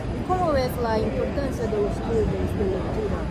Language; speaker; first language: Spanish; non-native, fluent; Portuguese